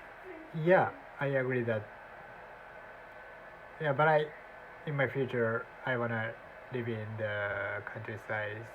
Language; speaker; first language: English; non-native, learner; Japanese